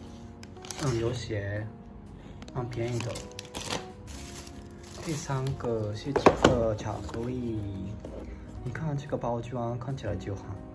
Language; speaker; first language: Chinese; non-native, fluent; Japanese